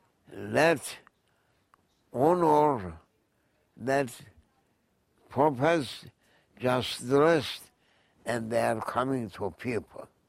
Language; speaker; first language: English; non-native, fluent; Turkish